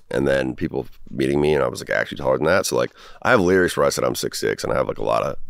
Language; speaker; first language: English; native; English